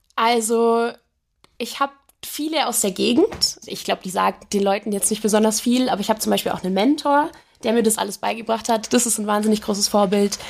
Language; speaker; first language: German; native; German